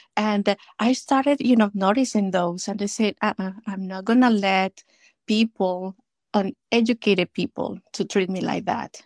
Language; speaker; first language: English; non-native, fluent; Spanish